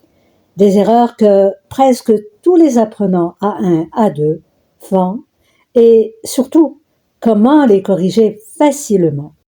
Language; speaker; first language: French; non-native, local second language; Arabic